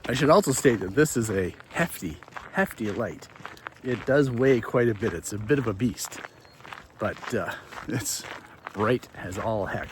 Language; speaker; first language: English; native; English